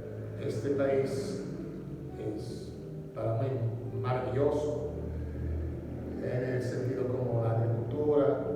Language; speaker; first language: Spanish; non-native, learner; English